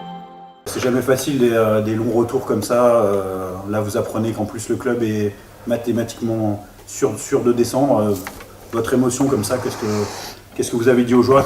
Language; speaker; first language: French; native; French